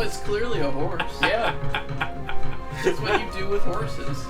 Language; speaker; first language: English; native; English